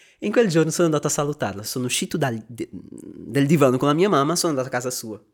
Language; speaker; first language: Italian; non-native, fluent; Portuguese